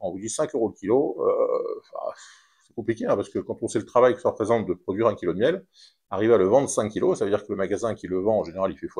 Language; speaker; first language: French; native; French